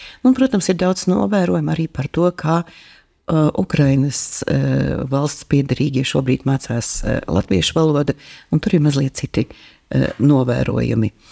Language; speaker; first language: Latvian; native; Latvian